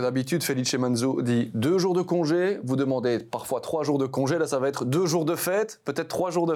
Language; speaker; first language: French; native; French